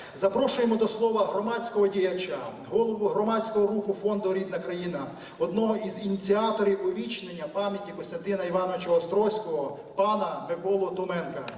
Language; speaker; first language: Ukrainian; native; Ukrainian